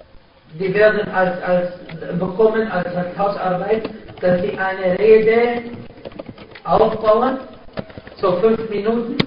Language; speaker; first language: German; non-native, fluent; Arabic